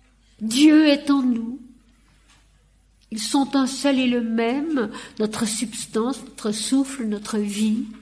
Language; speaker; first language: French; native; French